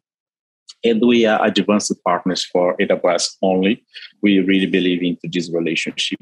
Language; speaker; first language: English; non-native, fluent; Portuguese